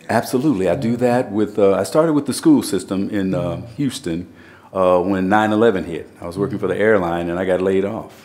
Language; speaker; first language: English; native; English